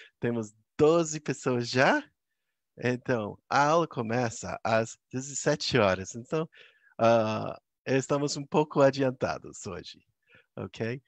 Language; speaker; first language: Portuguese; non-native, fluent; English